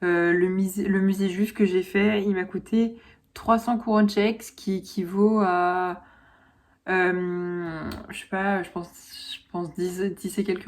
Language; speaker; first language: French; native; French